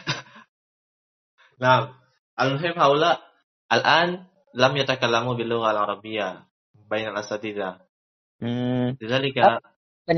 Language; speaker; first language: Arabic; non-native, fluent; Indonesian